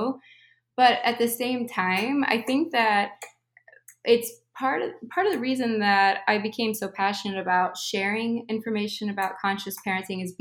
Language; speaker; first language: English; native; English